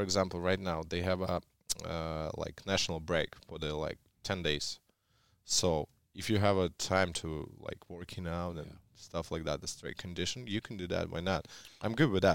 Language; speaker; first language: English; non-native, learner; Russian